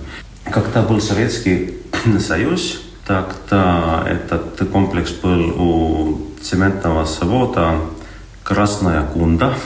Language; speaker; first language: Russian; non-native, local second language; Estonian